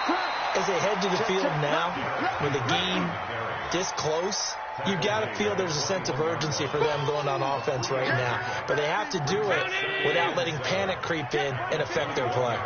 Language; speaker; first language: English; native; English